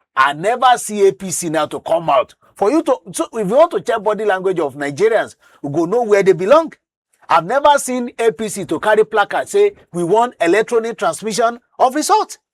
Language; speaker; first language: Nigerian Pidgin; native; Nigerian Pidgin